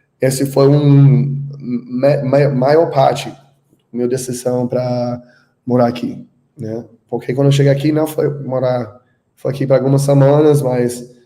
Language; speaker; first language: Portuguese; non-native, learner; English